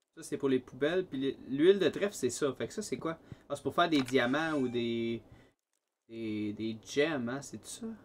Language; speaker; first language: French; native; French